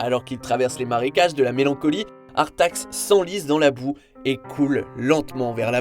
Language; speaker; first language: French; native; French